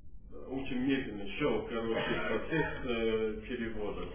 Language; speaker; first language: Russian; non-native, fluent; English